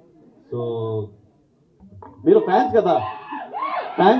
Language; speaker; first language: Telugu; non-native, learner; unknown